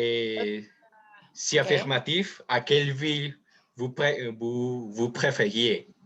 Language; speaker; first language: French; non-native, learner; Spanish